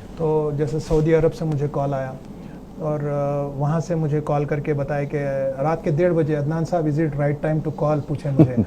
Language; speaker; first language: Hindi; non-native, local second language; Urdu